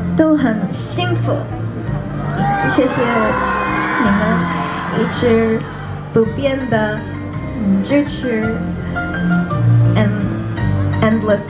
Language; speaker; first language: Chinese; non-native, learner; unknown